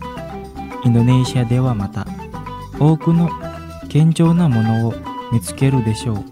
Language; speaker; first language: Japanese; non-native, fluent; Indonesian